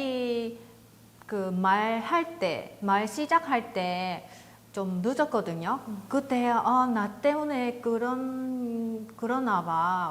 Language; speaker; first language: Korean; non-native, learner; Vietnamese